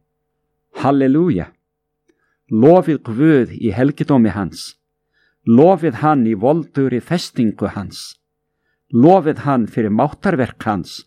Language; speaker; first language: Icelandic; native; Icelandic